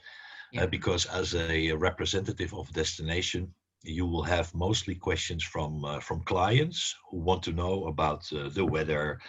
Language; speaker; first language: English; non-native, fluent; Dutch